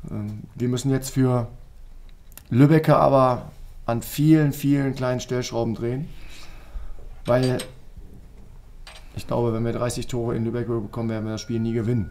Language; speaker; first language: German; native; German